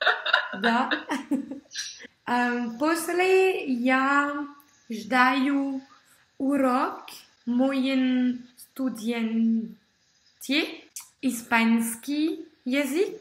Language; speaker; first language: Russian; non-native, learner; French